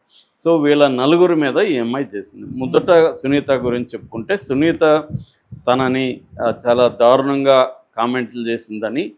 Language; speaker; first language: Telugu; native; Telugu